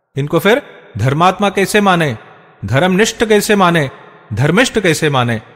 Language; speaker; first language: Hindi; native; Hindi